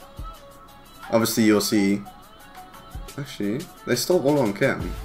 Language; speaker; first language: English; native; English